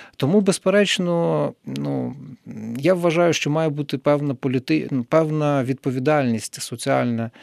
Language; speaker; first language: Ukrainian; non-native, local second language; Russian